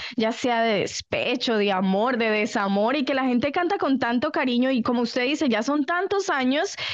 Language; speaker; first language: Spanish; native; Spanish